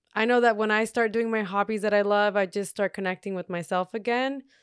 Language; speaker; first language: English; native; English